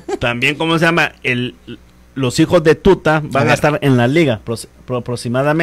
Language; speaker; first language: Spanish; native; Spanish